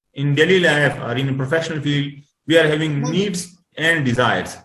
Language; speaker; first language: English; non-native, local second language; Urdu